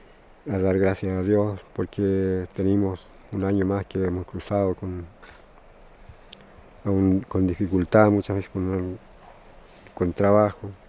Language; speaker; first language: Spanish; non-native, local second language; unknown